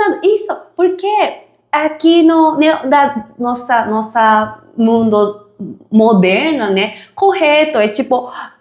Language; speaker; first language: Portuguese; non-native, fluent; Japanese